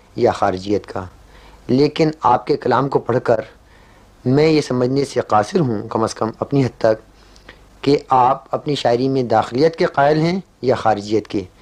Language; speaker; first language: Urdu; native; Urdu